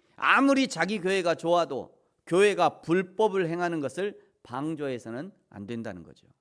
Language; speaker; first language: Korean; native; Korean